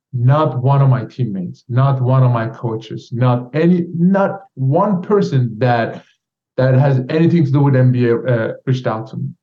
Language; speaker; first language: English; non-native, fluent; Turkish